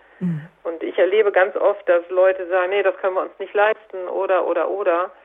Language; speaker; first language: German; native; German